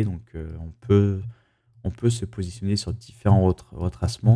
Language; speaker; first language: French; native; French